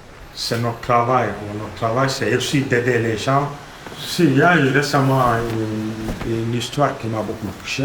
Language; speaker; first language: French; non-native, local second language; Arabic